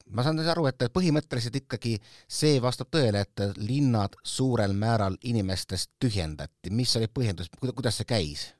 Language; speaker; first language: Estonian; non-native, local second language; Russian